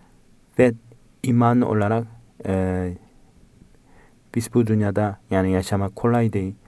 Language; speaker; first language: Turkish; non-native, fluent; Korean